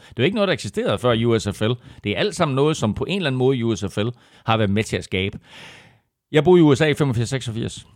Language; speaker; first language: Danish; native; Danish